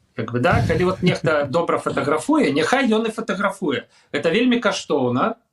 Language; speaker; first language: Belarusian; non-native, local second language; Russian